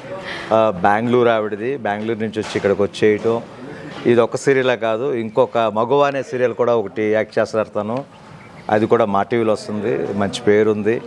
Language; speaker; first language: Telugu; native; Telugu